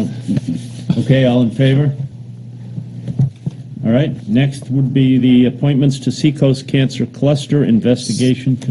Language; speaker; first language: English; native; English